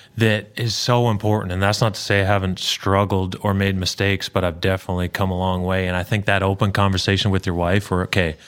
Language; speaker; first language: English; native; English